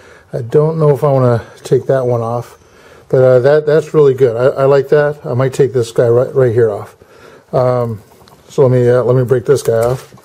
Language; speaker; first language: English; native; English